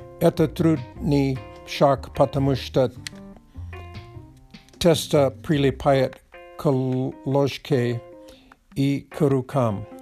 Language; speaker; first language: Russian; non-native, learner; English